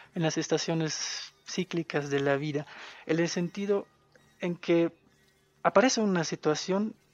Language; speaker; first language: Spanish; non-native, fluent; German